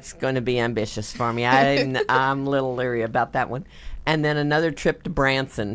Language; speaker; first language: English; native; English